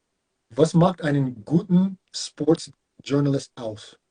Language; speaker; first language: German; non-native, learner; English